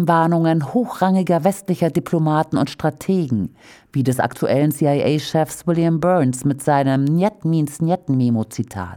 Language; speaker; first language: German; native; German